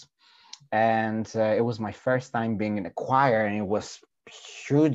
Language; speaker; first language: English; non-native, fluent; Greek